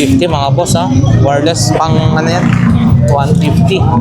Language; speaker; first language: Filipino; native; Filipino